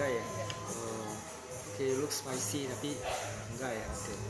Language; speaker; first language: Indonesian; non-native, learner; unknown